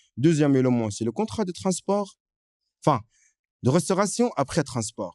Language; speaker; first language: French; non-native, fluent; Arabic